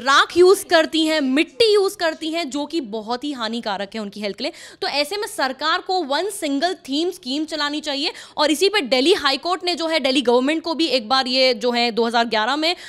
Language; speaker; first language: Hindi; native; Hindi